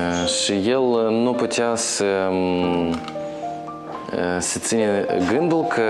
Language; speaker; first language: Romanian; non-native, local second language; Russian